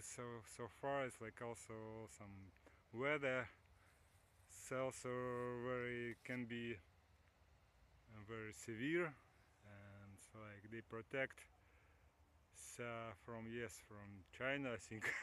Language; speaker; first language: English; non-native, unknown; Russian